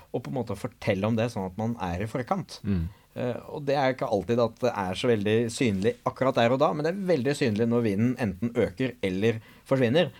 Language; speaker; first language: Norwegian; native; Norwegian